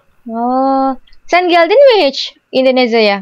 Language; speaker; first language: Turkish; non-native, learner; Indonesian